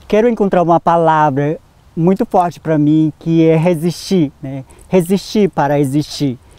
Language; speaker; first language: Portuguese; non-native, local second language; Ticuna